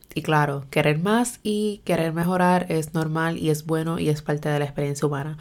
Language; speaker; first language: Spanish; native; Spanish